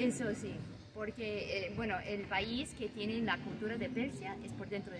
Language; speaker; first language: Spanish; non-native, learner; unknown